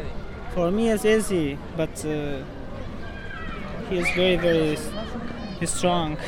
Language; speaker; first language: English; non-native, learner; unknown